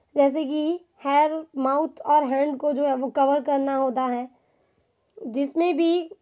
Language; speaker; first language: Hindi; non-native, local second language; Gujarati